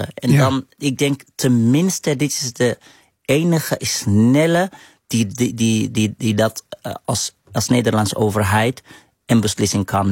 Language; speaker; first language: Dutch; non-native, fluent; Arabic